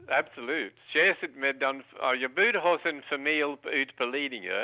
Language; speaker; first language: Swedish; non-native, learner; English